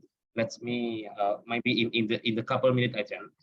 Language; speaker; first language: English; non-native, learner; Indonesian